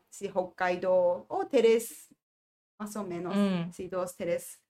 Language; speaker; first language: Spanish; non-native, learner; Japanese